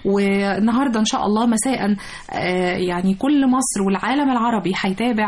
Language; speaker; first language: Arabic; native; Arabic